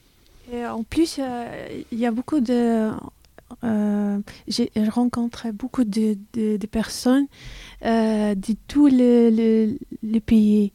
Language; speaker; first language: French; non-native, learner; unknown